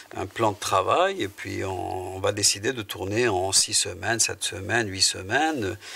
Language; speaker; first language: French; non-native, local second language; Arabic